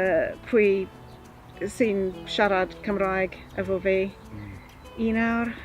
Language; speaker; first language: Welsh; non-native, learner; English